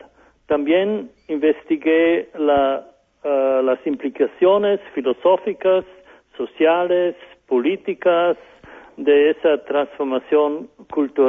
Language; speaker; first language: Spanish; non-native, fluent; German